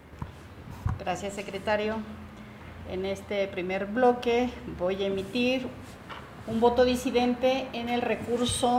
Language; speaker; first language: Spanish; native; Spanish